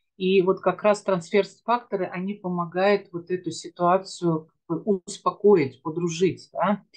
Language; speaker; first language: Russian; native; Russian